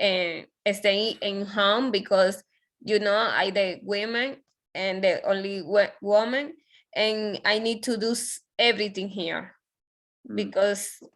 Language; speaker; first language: English; non-native, learner; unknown